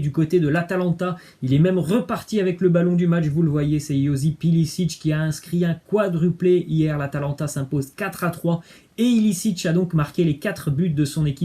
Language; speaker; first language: French; native; French